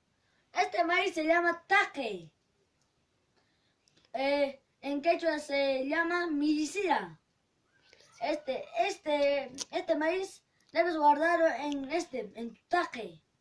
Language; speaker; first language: Spanish; non-native, local second language; Quechua